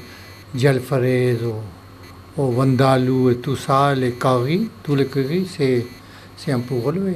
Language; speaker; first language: French; non-native, learner; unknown